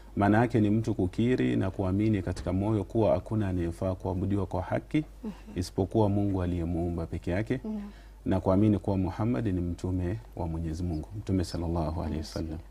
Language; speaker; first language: Swahili; non-native, local second language; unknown